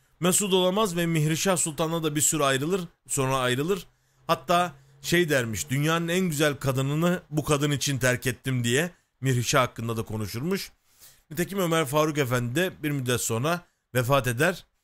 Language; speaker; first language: Turkish; native; Turkish